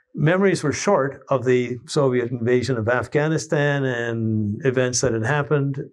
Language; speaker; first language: English; native; English